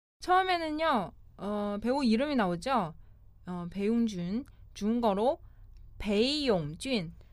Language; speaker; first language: Korean; non-native, fluent; Chinese